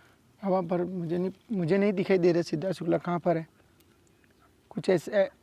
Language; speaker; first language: Hindi; native; Hindi